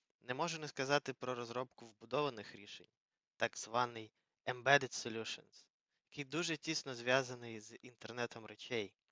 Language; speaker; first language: Ukrainian; native; Ukrainian